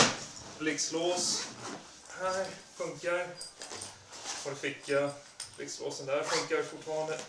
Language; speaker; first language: Swedish; non-native, local second language; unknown